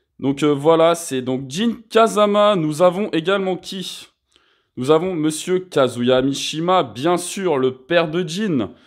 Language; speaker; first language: French; native; French